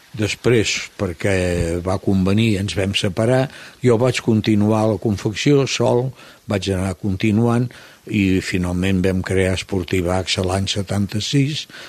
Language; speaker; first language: Catalan; native; Catalan